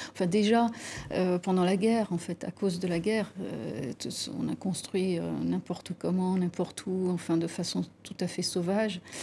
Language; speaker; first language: French; non-native, local second language; Arabic